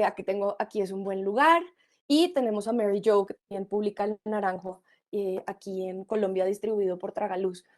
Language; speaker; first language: Spanish; native; Spanish